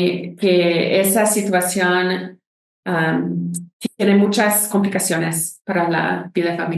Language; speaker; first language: Spanish; non-native, fluent; English